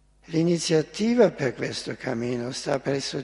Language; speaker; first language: Italian; non-native, fluent; German